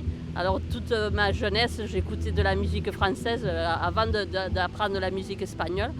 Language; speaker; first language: French; early bilingual, heritage; Spanish